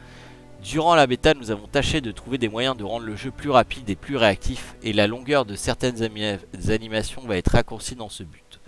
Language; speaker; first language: French; native; French